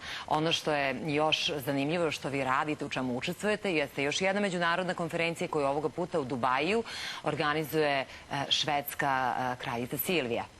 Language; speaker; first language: Serbian; native; Serbian